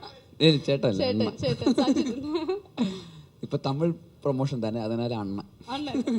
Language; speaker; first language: Tamil; non-native, learner; Malayalam